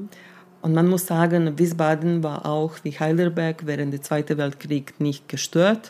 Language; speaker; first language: German; non-native, fluent; Serbian